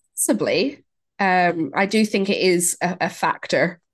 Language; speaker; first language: English; native; English